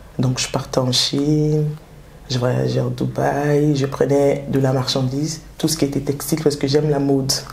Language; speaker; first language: French; early bilingual, other home language; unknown